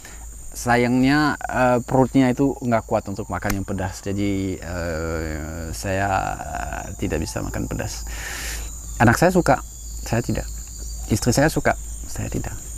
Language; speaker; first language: Indonesian; non-native, fluent; French